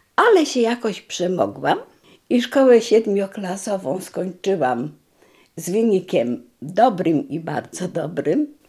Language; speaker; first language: Polish; native; Polish